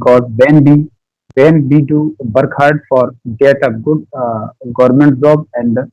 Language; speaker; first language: English; non-native, learner; Hindi